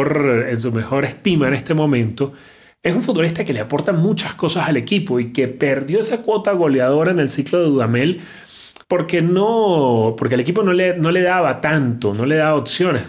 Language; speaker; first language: Spanish; native; Spanish